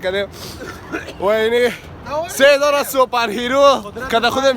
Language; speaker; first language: Persian; native; Persian